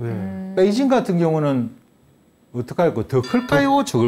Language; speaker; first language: Korean; native; Korean